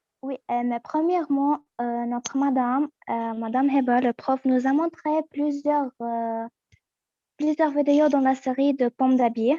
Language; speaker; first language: French; non-native, learner; Arabic